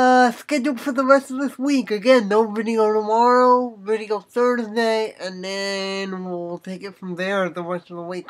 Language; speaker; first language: English; native; English